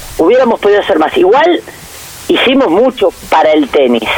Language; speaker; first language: Spanish; native; Spanish